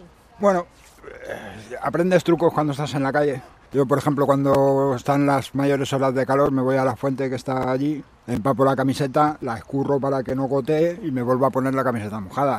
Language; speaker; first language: Spanish; native; Spanish